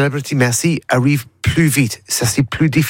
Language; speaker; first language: French; non-native, learner; English